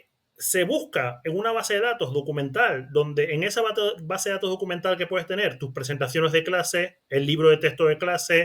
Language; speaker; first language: Spanish; native; Spanish